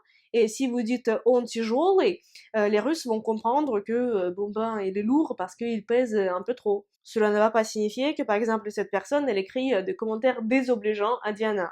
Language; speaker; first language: French; non-native, fluent; Russian